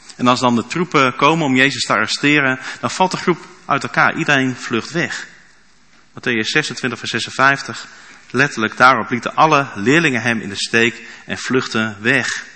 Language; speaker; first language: Dutch; native; Dutch